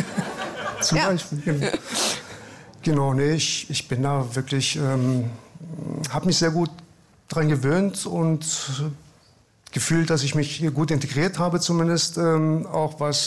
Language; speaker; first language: German; early bilingual, other home language; Persian